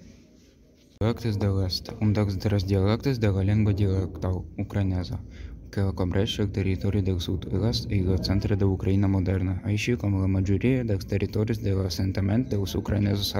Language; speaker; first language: Catalan; non-native, learner; Ukrainian